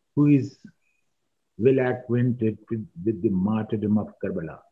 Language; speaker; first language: English; non-native, local second language; Urdu